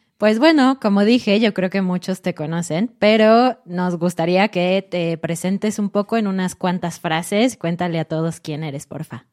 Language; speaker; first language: Spanish; native; Spanish